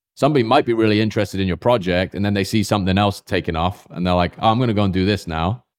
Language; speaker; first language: English; native; English